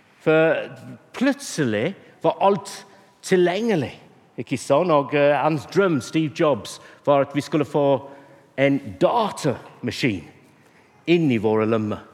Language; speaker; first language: Norwegian; non-native, fluent; English